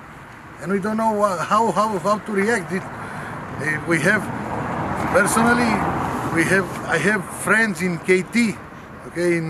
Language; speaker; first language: English; non-native, learner; Romanian